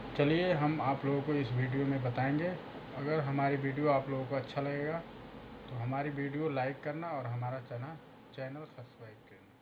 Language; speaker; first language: Hindi; native; Hindi